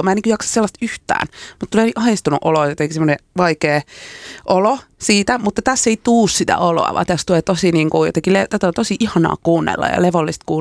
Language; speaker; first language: Finnish; native; Finnish